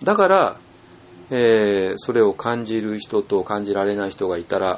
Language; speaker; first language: Japanese; native; Japanese